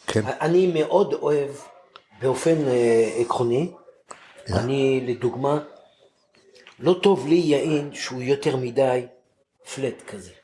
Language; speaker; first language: Hebrew; non-native, fluent; French